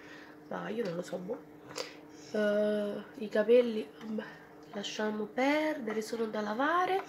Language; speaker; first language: Italian; native; Italian